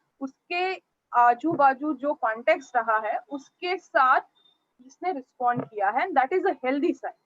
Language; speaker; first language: Hindi; non-native, local second language; Marathi